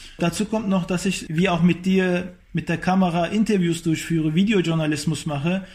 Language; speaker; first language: German; early bilingual, other home language; Turkish